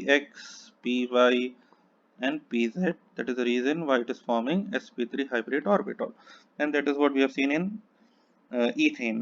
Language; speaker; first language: English; non-native, local second language; Hindi